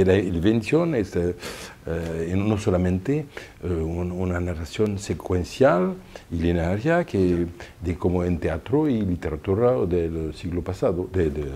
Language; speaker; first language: Spanish; non-native, fluent; French